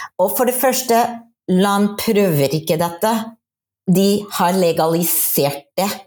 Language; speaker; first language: Norwegian; non-native, fluent; English